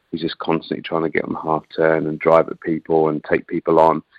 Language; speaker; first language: English; native; English